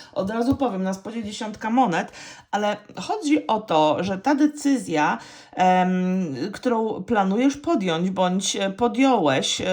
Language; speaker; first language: Polish; native; Polish